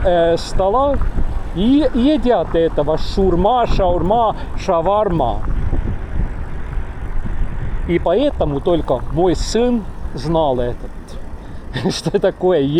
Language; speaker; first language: Russian; non-native, local second language; Estonian